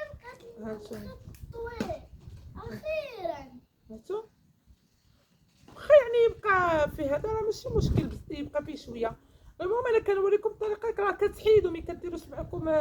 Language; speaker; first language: Arabic; native; Arabic